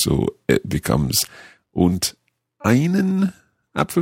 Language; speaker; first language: German; non-native, learner; English